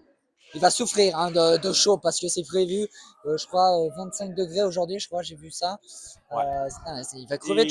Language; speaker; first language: French; native; French